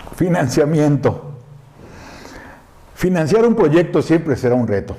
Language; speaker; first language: Spanish; native; Spanish